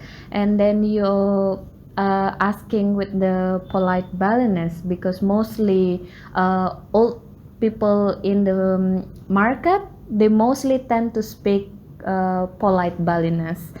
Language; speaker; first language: English; non-native, learner; Balinese